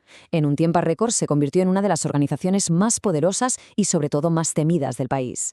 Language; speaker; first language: Spanish; native; Spanish